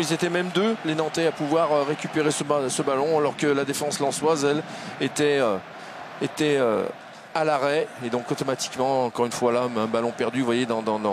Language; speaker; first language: French; native; French